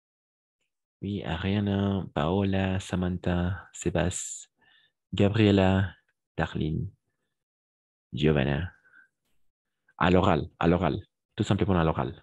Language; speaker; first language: French; non-native, fluent; Spanish